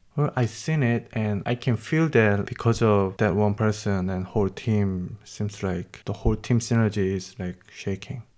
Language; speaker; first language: English; non-native, learner; Korean